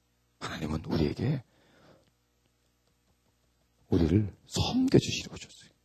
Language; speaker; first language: Korean; native; Korean